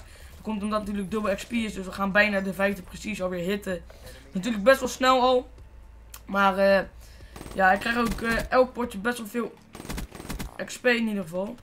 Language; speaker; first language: Dutch; native; Dutch